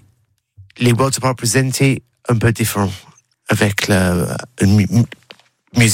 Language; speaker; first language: French; non-native, learner; English